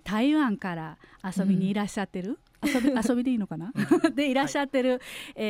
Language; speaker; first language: Japanese; native; Japanese